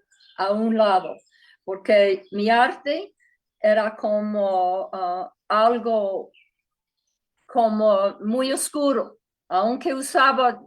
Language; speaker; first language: Spanish; non-native, fluent; English